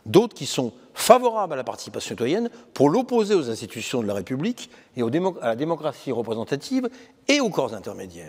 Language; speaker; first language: French; native; French